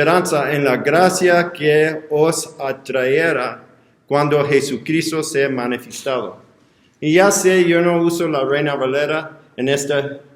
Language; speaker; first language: Spanish; non-native, learner; English